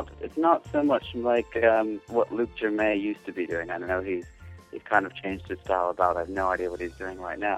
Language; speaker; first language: English; native; English